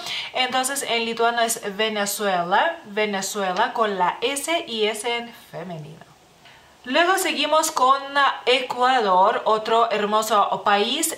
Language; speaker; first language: Spanish; non-native, fluent; Lithuanian